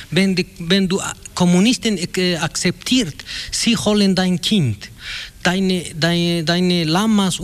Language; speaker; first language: German; non-native, learner; Spanish